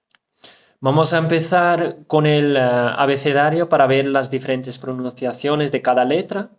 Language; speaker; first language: Spanish; non-native, fluent; Dutch